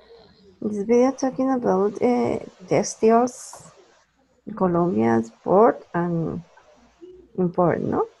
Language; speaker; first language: English; non-native, learner; Spanish